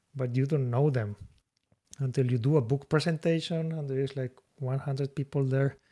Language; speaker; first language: English; non-native, fluent; Spanish